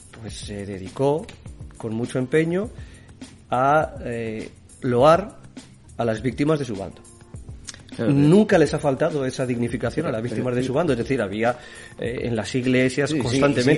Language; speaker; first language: Spanish; native; Spanish